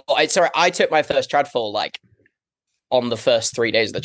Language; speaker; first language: English; native; English